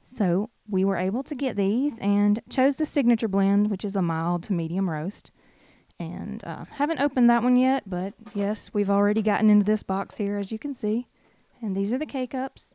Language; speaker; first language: English; native; English